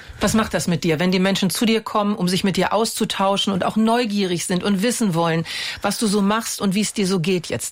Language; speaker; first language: German; native; German